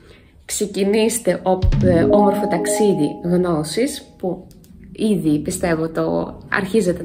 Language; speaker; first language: Greek; non-native, fluent; Russian